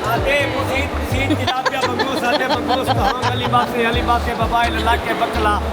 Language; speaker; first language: Filipino; non-native, learner; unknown